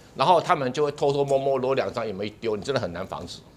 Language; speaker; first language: Chinese; native; Chinese